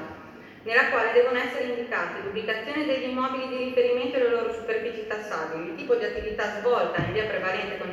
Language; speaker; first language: Italian; native; Italian